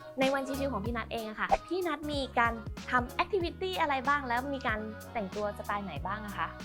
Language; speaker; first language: Thai; native; Thai